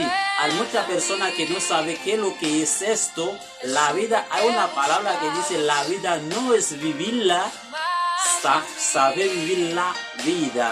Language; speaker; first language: Spanish; non-native, learner; Haitian Creole